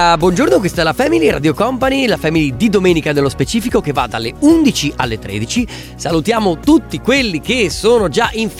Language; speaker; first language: Italian; native; Italian